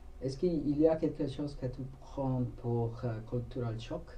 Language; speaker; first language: French; non-native, learner; Spanish